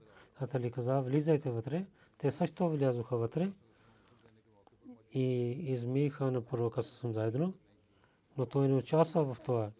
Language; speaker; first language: Bulgarian; non-native, learner; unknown